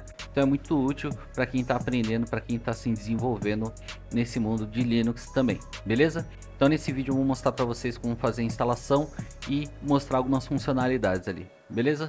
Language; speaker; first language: Portuguese; native; Portuguese